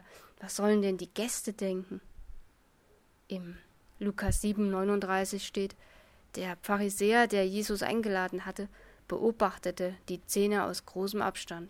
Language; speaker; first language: German; native; German